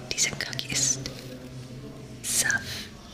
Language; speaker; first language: German; non-native, learner; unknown